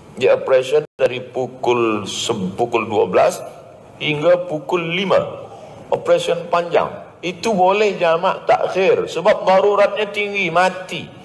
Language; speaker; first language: Malay; native; Malay